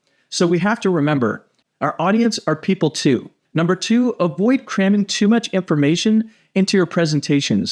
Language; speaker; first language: English; native; English